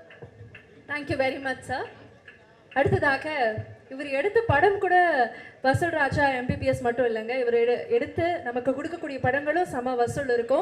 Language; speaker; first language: Tamil; native; Tamil